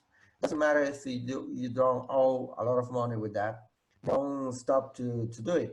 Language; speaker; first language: English; non-native, fluent; Spanish